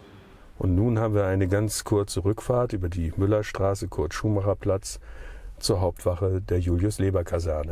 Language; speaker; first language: German; native; German